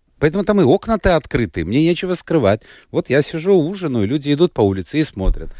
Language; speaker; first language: Russian; native; Russian